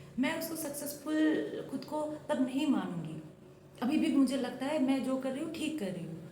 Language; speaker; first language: Hindi; non-native, local second language; Bangla